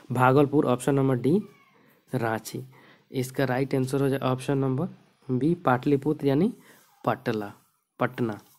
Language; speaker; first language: Hindi; native; Hindi